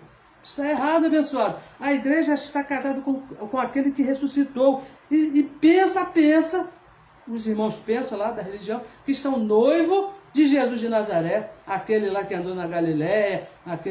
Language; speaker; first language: Portuguese; native; Portuguese